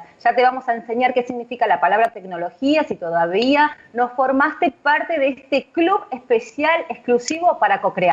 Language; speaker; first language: Spanish; native; Spanish